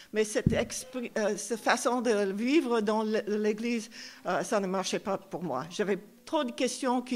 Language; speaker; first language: French; non-native, fluent; English